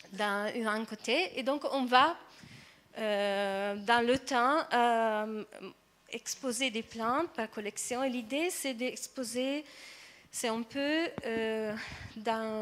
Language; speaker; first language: French; non-native, fluent; Italian